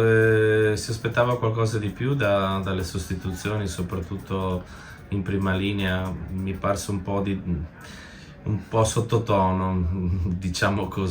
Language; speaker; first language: Italian; native; Italian